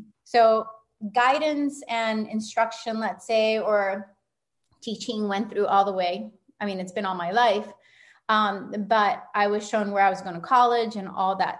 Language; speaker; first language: English; early bilingual, other home language; Spanish